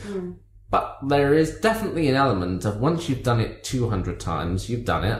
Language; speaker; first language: English; native; English